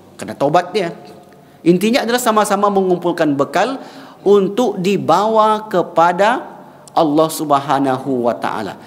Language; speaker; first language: Malay; non-native, local second language; Minangkabau